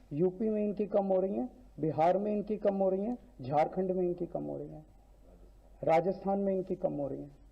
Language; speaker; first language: Hindi; native; Hindi